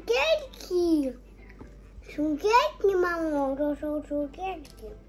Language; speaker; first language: Polish; early bilingual, heritage; Polish